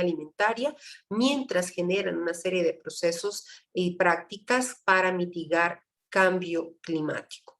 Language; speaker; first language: Spanish; native; Spanish